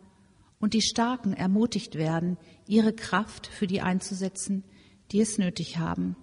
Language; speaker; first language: German; native; German